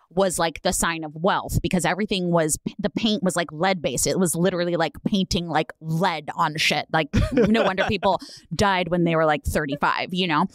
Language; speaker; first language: English; native; English